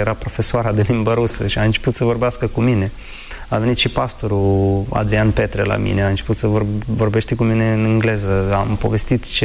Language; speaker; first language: Romanian; non-native, fluent; Ukrainian